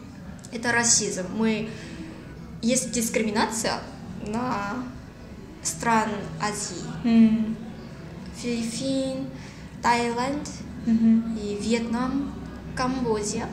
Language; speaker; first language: Russian; non-native, learner; Korean